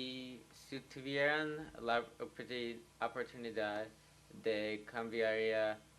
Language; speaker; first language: Spanish; non-native, learner; English